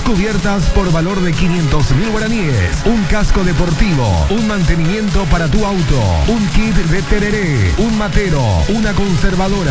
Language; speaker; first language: Spanish; native; Spanish